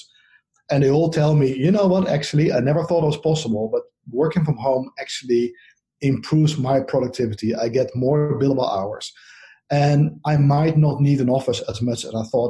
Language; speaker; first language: English; non-native, fluent; Dutch